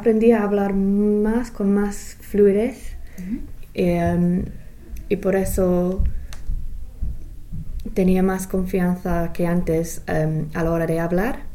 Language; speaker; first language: Spanish; non-native, fluent; English